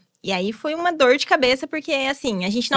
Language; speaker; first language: Portuguese; native; Portuguese